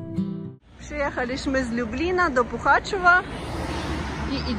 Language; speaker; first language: Polish; non-native, learner; Russian